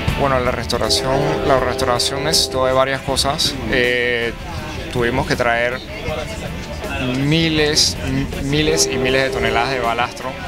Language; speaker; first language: Spanish; native; Spanish